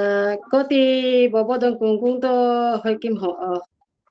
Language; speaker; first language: Chinese; non-native, learner; Indonesian